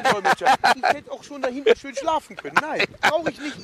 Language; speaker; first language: German; native; German